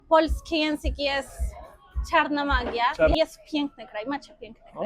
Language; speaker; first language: Polish; non-native, fluent; Spanish